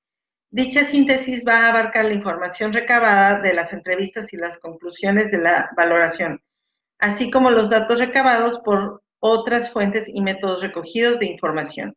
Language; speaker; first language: Spanish; native; Spanish